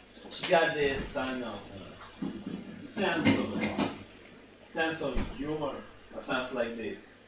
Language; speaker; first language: English; non-native, learner; Russian